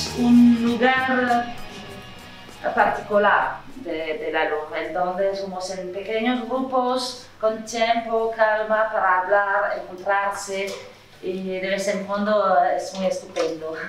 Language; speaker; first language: Spanish; non-native, learner; French